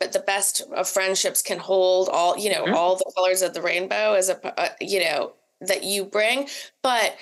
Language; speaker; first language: English; native; English